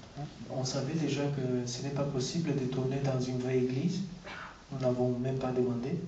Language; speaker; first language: French; non-native, fluent; Romanian